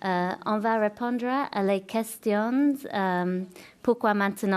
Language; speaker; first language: French; non-native, fluent; English